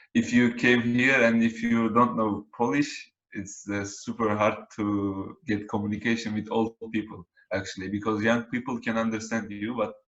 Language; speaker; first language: English; non-native, learner; Turkish